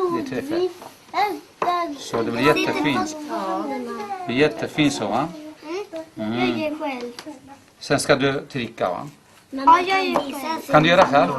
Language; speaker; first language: Swedish; non-native, fluent; Kurdish